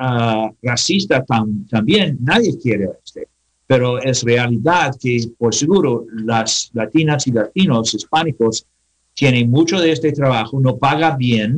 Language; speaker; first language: Spanish; non-native, learner; English